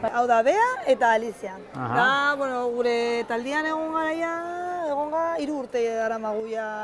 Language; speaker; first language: Basque; non-native, local second language; Spanish